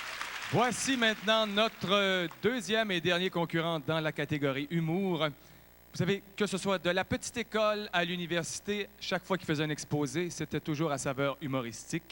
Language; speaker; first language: French; native; French